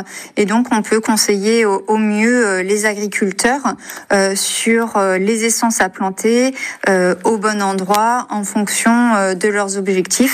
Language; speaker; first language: French; native; French